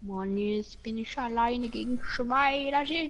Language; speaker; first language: German; non-native, local second language; Luxembourgish